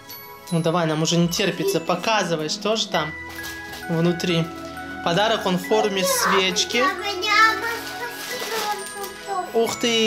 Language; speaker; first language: Russian; native; Russian